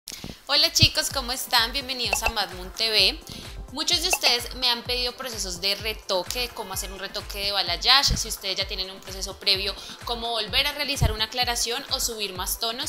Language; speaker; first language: Spanish; native; Spanish